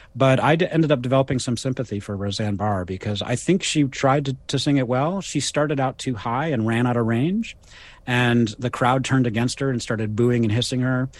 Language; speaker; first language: English; native; English